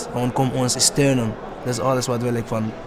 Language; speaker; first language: Dutch; non-native, learner; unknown